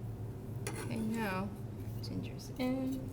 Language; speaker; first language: English; non-native, fluent; Chinese